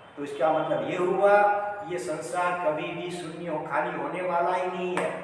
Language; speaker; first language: Hindi; non-native, local second language; Gujarati